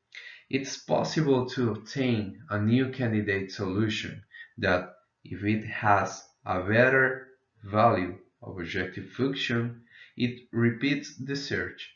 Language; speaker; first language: English; non-native, fluent; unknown